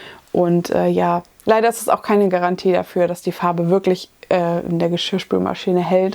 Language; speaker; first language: German; native; German